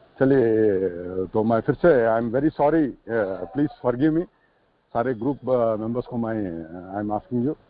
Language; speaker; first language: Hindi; non-native, local second language; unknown